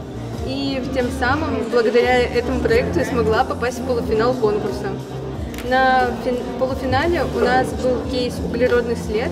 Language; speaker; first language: Russian; native; Russian